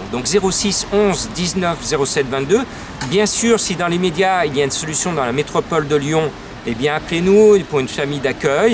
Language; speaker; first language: French; native; French